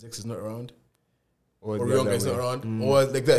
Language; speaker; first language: English; non-native, local second language; Ganda